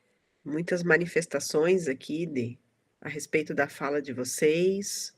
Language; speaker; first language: Portuguese; native; Portuguese